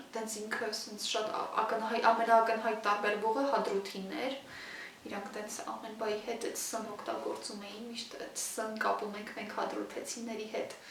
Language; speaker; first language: Armenian; native; Armenian